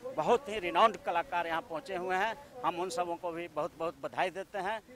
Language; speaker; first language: Hindi; native; Hindi